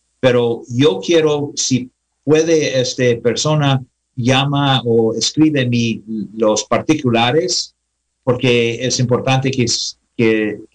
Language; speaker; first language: Spanish; non-native, learner; English